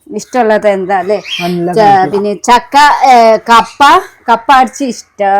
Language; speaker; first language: Malayalam; non-native, fluent; Nepali